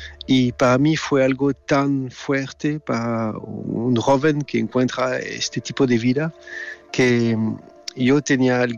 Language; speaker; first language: Spanish; non-native, fluent; French